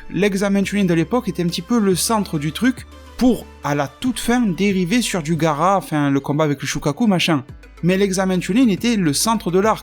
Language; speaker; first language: French; native; French